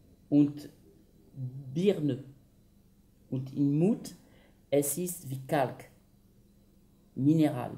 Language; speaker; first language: German; non-native, learner; French